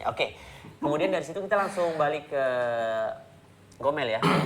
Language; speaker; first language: Indonesian; native; Indonesian